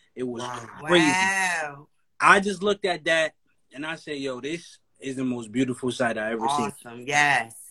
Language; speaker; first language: English; native; English